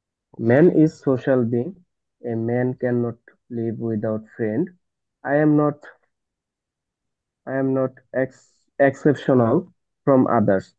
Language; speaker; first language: English; non-native, learner; Bangla